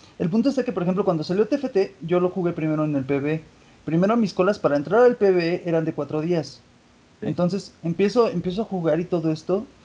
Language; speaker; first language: Spanish; native; Spanish